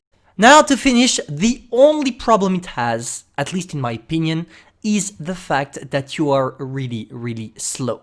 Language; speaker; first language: English; non-native, fluent; French